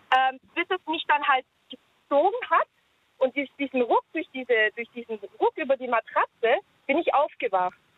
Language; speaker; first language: German; native; German